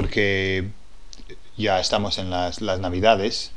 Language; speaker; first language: Spanish; non-native, fluent; English